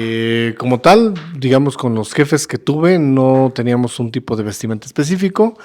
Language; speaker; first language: Spanish; native; Spanish